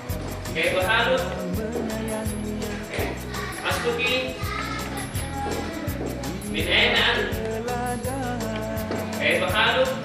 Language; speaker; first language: Arabic; non-native, learner; Indonesian